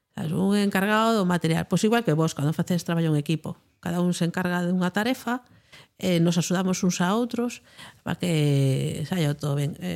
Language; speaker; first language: Galician; non-native, local second language; Spanish